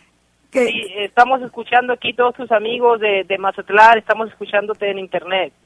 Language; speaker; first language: Spanish; native; Spanish